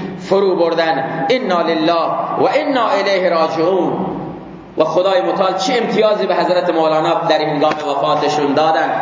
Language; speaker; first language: Persian; non-native, local second language; Baluchi